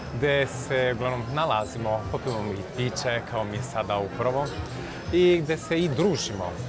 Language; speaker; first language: Serbian; early bilingual, heritage; Serbian